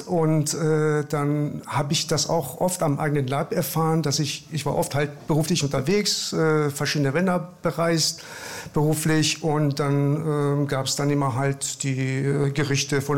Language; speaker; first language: German; early bilingual, other home language; Persian